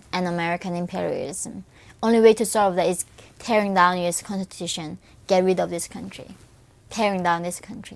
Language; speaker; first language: English; non-native, fluent; Korean